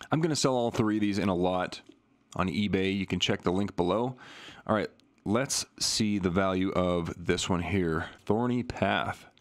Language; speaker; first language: English; native; English